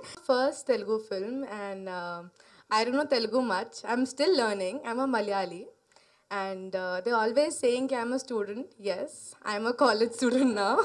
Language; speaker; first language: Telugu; non-native, learner; Malayalam